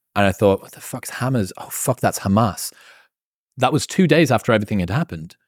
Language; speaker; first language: English; native; English